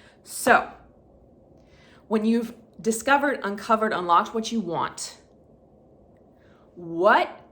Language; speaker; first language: English; native; English